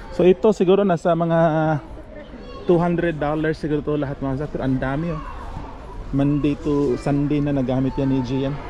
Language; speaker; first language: Filipino; non-native, local second language; Cebuano